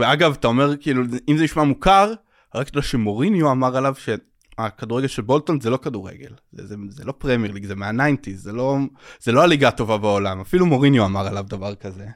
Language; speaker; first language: Hebrew; native; Hebrew